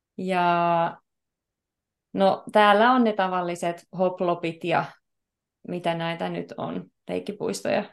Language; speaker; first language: Finnish; native; Finnish